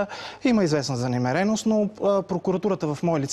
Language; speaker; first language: Bulgarian; native; Bulgarian